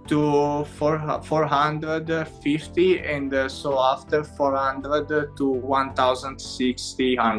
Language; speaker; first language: English; non-native, learner; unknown